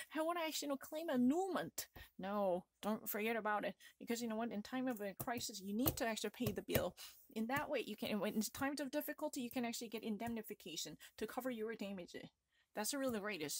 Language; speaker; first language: English; non-native, fluent; Korean